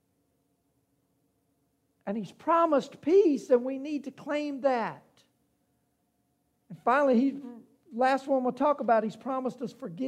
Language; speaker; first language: English; native; English